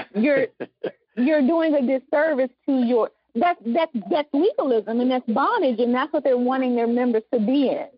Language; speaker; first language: English; native; English